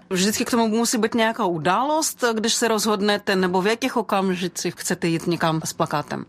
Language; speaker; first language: Czech; non-native, fluent; Russian